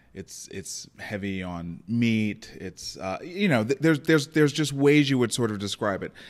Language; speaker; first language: English; native; English